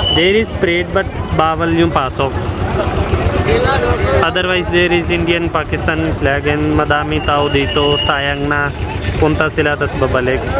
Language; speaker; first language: Filipino; native; Filipino